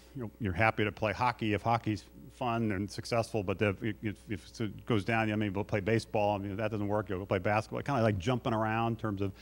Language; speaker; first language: English; native; English